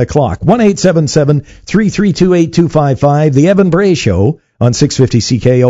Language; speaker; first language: English; native; English